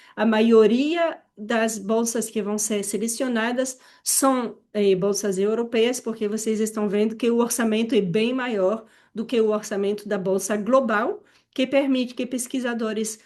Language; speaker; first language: Portuguese; non-native, fluent; French